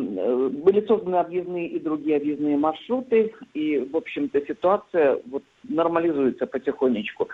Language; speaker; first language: Russian; native; Russian